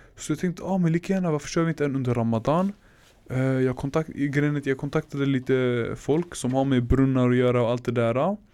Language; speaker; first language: Swedish; early bilingual, other home language; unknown